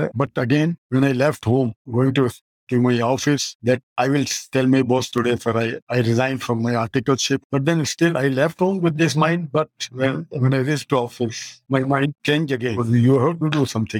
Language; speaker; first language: English; non-native, local second language; Marwari